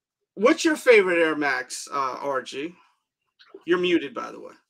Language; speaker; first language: English; native; English